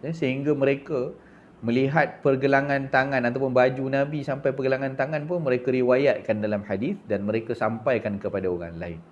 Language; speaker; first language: Malay; native; Malay